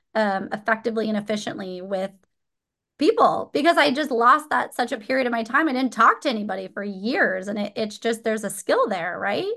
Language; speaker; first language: English; native; English